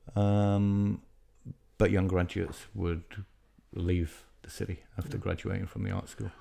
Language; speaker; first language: English; native; English